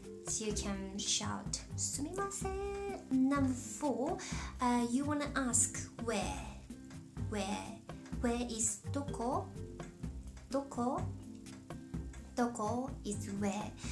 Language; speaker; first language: English; non-native, fluent; Japanese